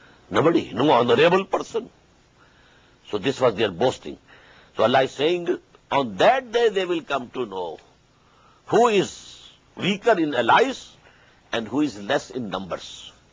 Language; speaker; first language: English; non-native, local second language; Urdu